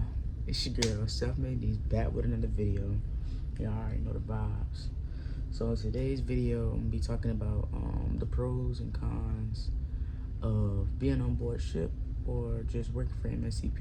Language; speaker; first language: English; native; English